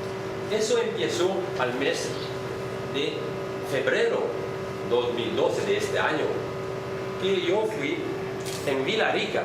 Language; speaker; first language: Spanish; non-native, learner; French